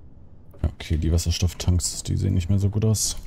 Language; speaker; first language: German; native; German